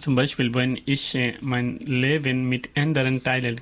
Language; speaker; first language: German; non-native, learner; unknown